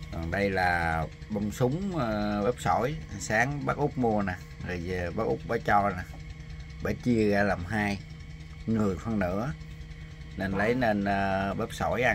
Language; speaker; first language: Vietnamese; native; Vietnamese